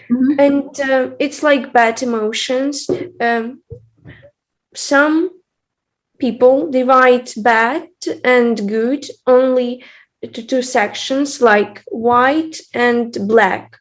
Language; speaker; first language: English; non-native, fluent; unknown